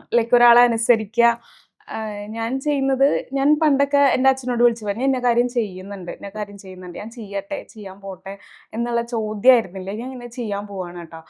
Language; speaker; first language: Malayalam; early bilingual, heritage; Malayalam